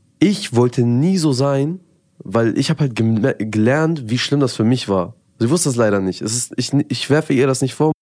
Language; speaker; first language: German; early bilingual, other home language; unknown